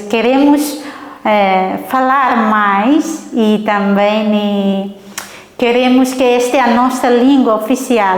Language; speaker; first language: Portuguese; non-native, learner; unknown